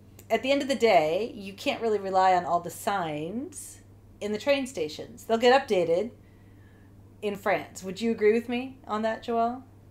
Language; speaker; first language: English; native; English